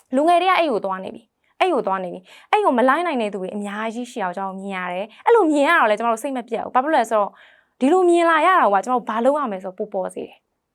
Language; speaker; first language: Burmese; native; Burmese